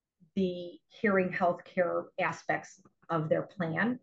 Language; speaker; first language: English; native; English